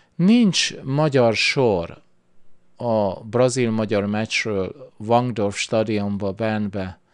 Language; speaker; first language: Hungarian; early bilingual, heritage; Hungarian